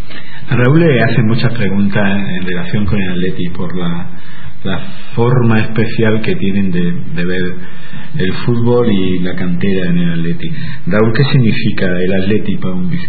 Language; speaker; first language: Spanish; native; Spanish